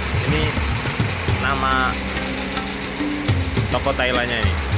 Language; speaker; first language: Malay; non-native, local second language; Javanese